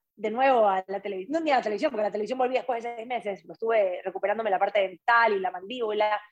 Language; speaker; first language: Spanish; native; Spanish